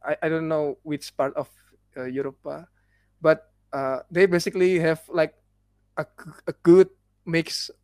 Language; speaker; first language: English; non-native, learner; Indonesian